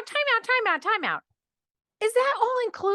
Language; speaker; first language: English; native; English